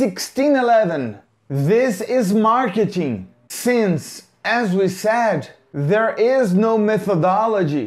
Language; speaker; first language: English; non-native, fluent; Portuguese